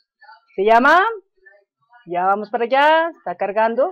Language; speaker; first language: Spanish; native; Spanish